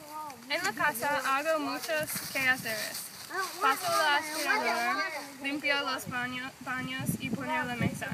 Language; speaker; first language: Spanish; non-native, learner; English